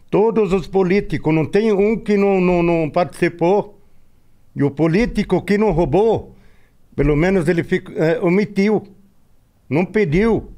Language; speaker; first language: Portuguese; non-native, fluent; Arabic